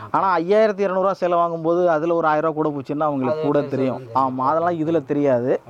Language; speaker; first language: Tamil; non-native, local second language; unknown